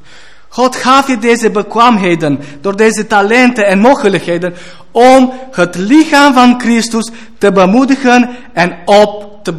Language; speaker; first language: Dutch; non-native, fluent; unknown